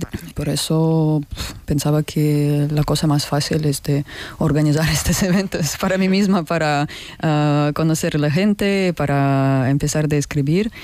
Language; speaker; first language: Spanish; non-native, fluent; Russian